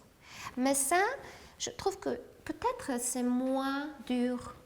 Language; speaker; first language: French; non-native, fluent; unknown